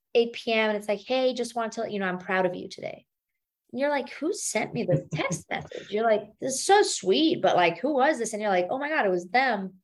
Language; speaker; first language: English; non-native, fluent; German